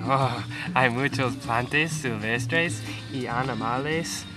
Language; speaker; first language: Spanish; non-native, learner; English